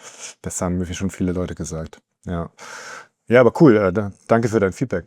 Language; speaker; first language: German; native; German